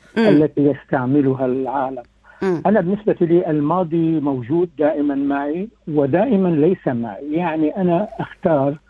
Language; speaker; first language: Arabic; native; Arabic